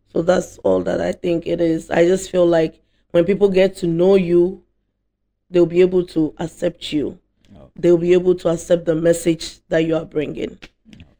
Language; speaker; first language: English; non-native, local second language; Akan